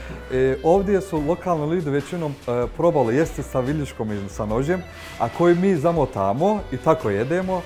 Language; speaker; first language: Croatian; non-native, fluent; Turkish